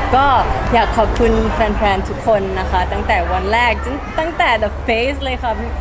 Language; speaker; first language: Thai; early bilingual, heritage; Thai